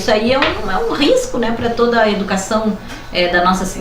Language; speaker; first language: Portuguese; native; Portuguese